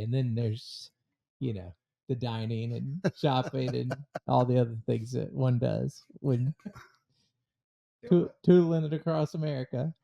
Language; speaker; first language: English; native; English